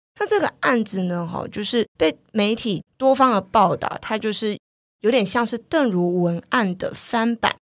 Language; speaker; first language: Chinese; native; Chinese